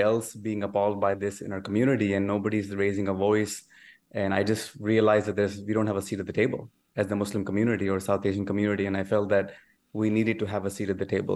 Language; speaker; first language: English; non-native, local second language; Urdu